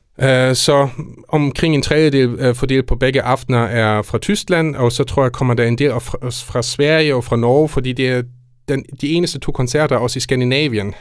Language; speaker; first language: Danish; non-native, fluent; German